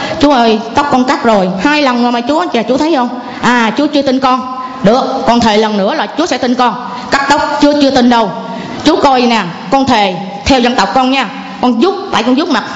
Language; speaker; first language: Vietnamese; non-native, local second language; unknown